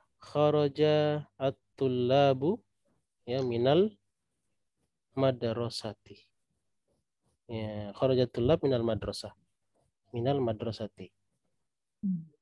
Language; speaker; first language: Arabic; non-native, learner; Indonesian